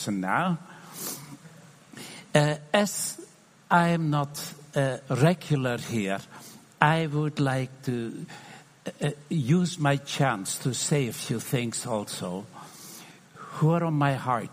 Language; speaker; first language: English; non-native, fluent; Dutch